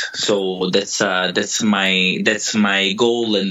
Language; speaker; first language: English; non-native, fluent; Italian